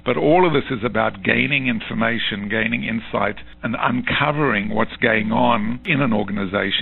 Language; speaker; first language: English; native; English